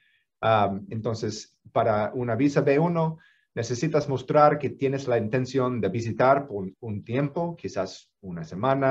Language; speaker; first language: Spanish; non-native, fluent; English